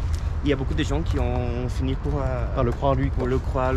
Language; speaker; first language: French; non-native, fluent; Portuguese